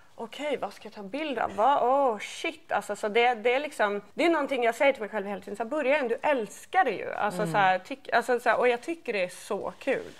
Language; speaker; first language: Swedish; non-native, fluent; English